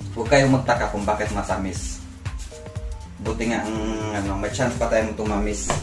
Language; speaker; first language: Filipino; non-native, local second language; Cebuano